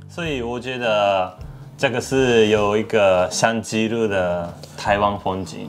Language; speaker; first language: Chinese; non-native, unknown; Japanese